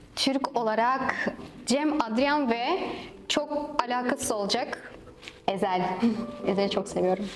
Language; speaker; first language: Turkish; non-native, fluent; Russian